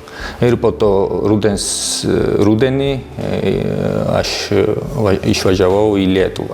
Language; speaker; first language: Lithuanian; non-native, fluent; Georgian